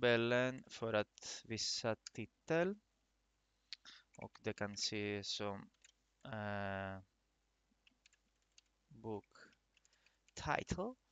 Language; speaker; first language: Swedish; non-native, fluent; Greek